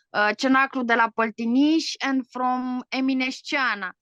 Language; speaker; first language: English; non-native, fluent; Romanian